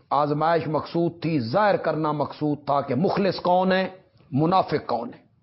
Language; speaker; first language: Urdu; non-native, local second language; Punjabi